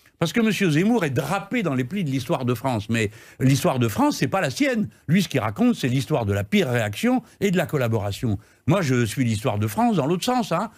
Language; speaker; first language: French; native; French